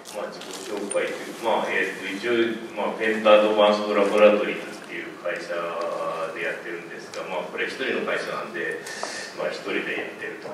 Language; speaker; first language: Japanese; native; Japanese